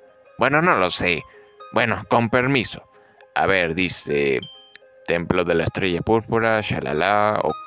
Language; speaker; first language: Spanish; native; Spanish